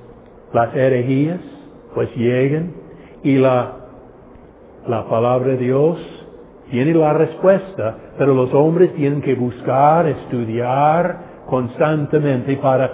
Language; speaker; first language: Spanish; non-native, fluent; English